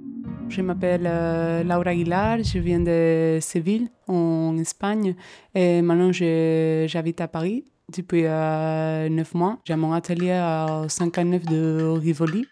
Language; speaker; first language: French; non-native, fluent; Spanish